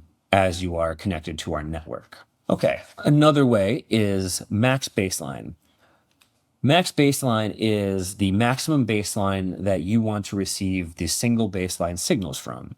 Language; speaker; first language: English; native; English